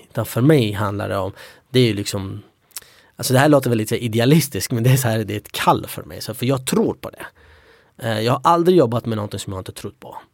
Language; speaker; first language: Swedish; early bilingual, other home language; Kurdish